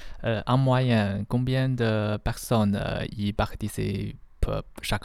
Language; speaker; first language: French; non-native, learner; Chinese